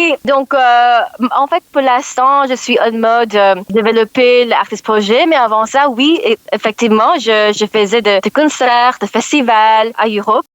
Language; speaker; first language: French; non-native, learner; English